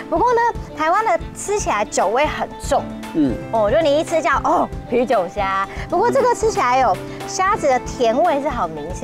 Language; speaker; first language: Chinese; native; Chinese